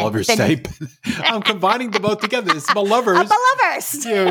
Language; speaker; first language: English; native; English